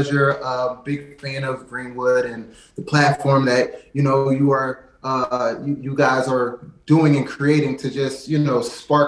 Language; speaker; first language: English; native; English